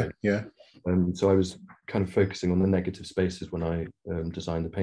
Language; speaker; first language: English; native; English